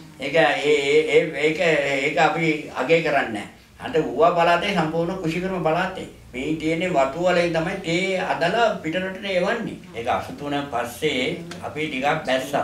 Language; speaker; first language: Sinhala; non-native, local second language; Tamil